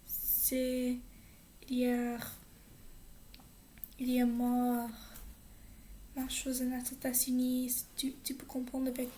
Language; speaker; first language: French; non-native, learner; English